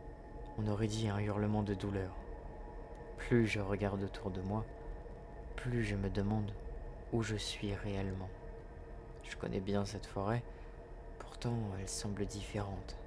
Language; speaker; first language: French; native; French